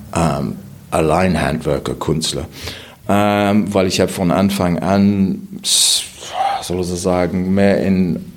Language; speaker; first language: German; non-native, fluent; English